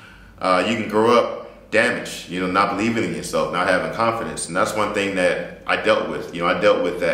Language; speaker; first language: English; native; English